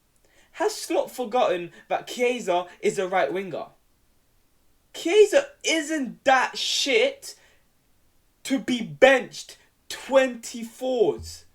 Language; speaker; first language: English; native; English